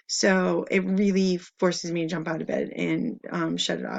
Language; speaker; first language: English; native; English